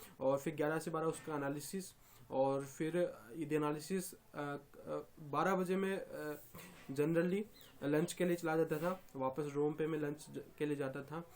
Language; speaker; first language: Hindi; native; Hindi